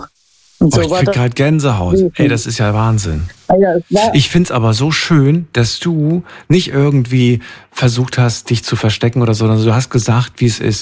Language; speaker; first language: German; native; German